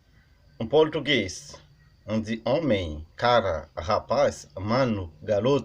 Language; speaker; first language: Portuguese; non-native, learner; Haitian Creole